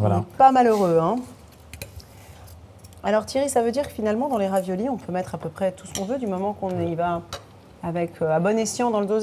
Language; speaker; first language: French; native; French